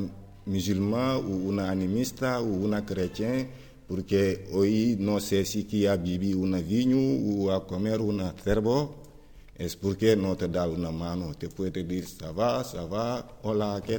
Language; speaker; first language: Spanish; non-native, learner; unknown